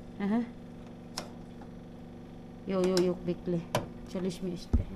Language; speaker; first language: Turkish; non-native, learner; Filipino